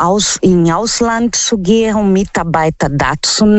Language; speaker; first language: German; non-native, learner; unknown